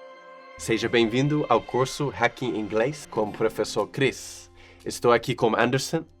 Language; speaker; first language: Portuguese; non-native, fluent; English